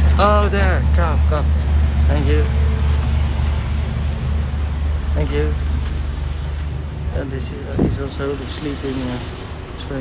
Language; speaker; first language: English; non-native, learner; Dutch